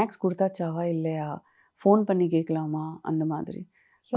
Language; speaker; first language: Tamil; non-native, fluent; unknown